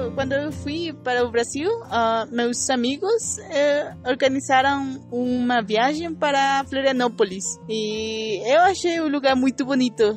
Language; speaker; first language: Portuguese; non-native, learner; Spanish